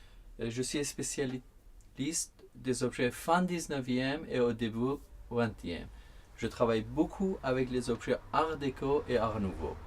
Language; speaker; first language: French; non-native, fluent; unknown